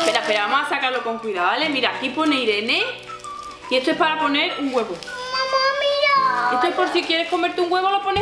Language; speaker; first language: Spanish; native; Spanish